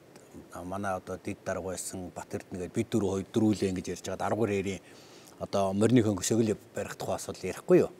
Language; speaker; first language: Mongolian; native; Mongolian